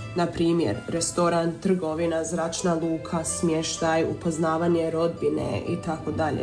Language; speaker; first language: Serbian; early bilingual, heritage; Croatian